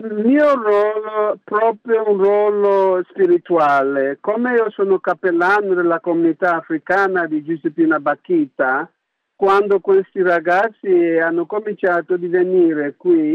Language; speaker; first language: Italian; non-native, local second language; English